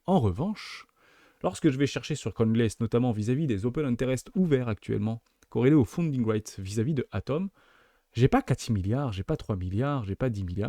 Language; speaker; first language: French; native; French